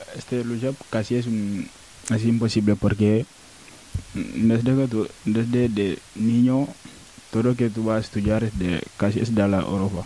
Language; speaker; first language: Spanish; non-native, learner; Wolof